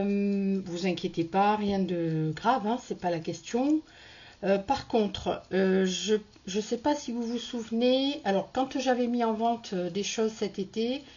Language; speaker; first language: French; native; French